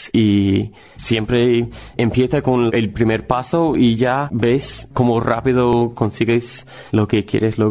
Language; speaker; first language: Spanish; non-native, fluent; English